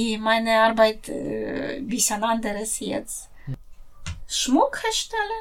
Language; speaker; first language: German; non-native, learner; Russian